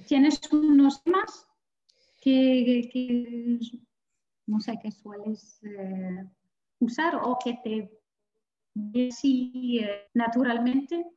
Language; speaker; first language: Spanish; non-native, fluent; French